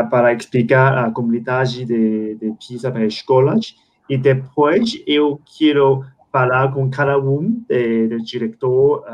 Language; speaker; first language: Portuguese; non-native, fluent; Spanish